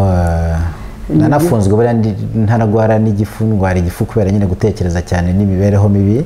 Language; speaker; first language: Kinyarwanda; early bilingual, heritage; Kinyarwanda